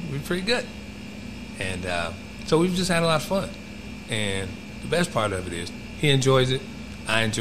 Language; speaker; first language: English; native; English